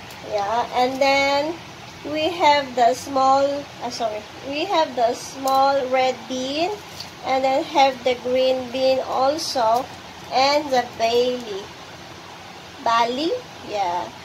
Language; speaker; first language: English; non-native, local second language; Filipino